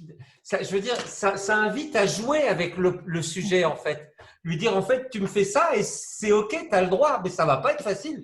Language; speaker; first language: French; native; French